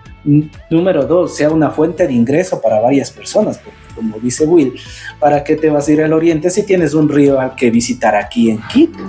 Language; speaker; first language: Spanish; native; Spanish